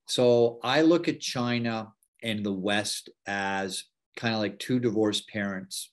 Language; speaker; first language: English; native; English